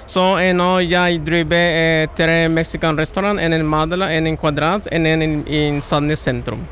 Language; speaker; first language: Norwegian; non-native, learner; Spanish